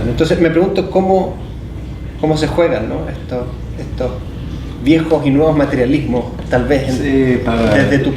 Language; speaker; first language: Spanish; native; Spanish